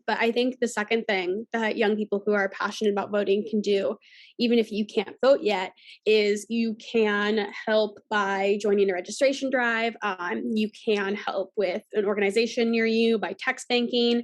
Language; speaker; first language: English; native; English